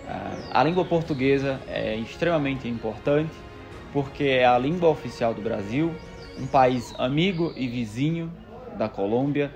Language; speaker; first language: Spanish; non-native, fluent; Portuguese